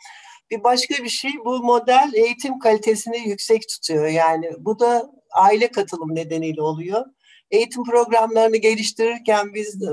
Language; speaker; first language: Turkish; native; Turkish